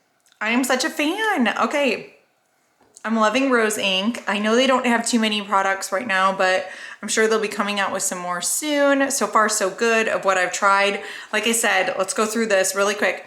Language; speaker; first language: English; native; English